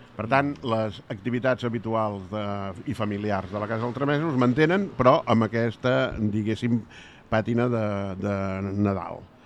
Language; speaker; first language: Catalan; native; Catalan